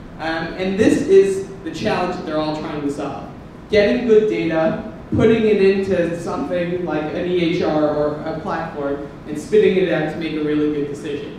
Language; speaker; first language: English; native; English